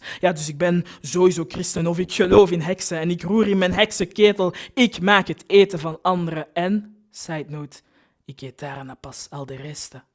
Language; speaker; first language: Dutch; early bilingual, other home language; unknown